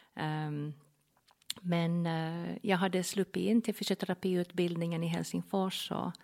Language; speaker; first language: Swedish; non-native, fluent; English